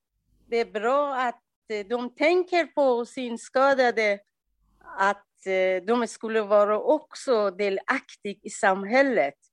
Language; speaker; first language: Swedish; non-native, learner; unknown